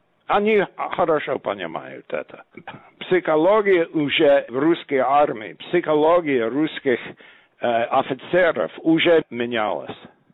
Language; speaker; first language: Russian; non-native, fluent; English